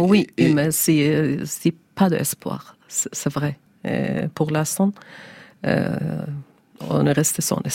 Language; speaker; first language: French; non-native, learner; Persian